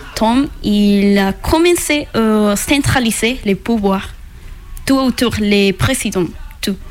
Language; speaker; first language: French; non-native, learner; Spanish